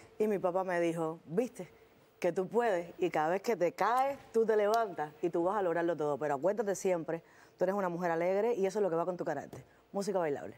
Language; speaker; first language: Spanish; native; Spanish